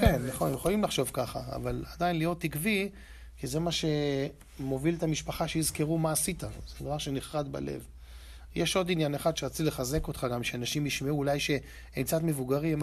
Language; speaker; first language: Hebrew; native; Hebrew